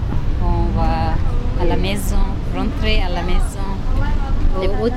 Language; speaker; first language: French; non-native, learner; Tibetan